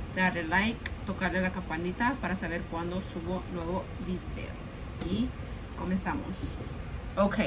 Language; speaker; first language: Spanish; early bilingual, heritage; Spanish